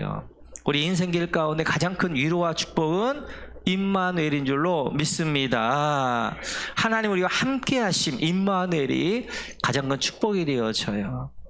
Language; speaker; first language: Korean; native; Korean